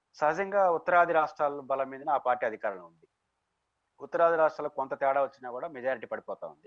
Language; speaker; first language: Telugu; native; Telugu